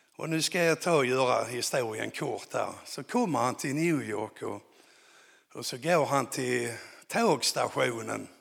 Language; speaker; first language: Swedish; native; Swedish